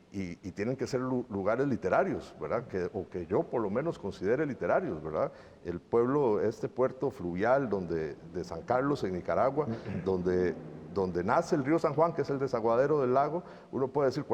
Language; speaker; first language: Spanish; native; Spanish